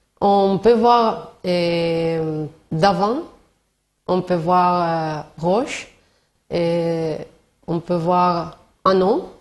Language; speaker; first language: French; non-native, learner; Spanish